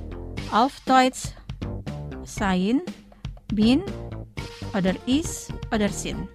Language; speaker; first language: German; non-native, fluent; Indonesian